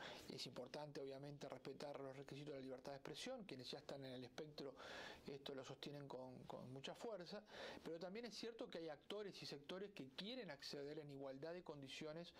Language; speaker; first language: Spanish; native; Spanish